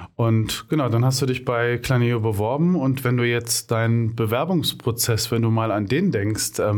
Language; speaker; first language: German; native; German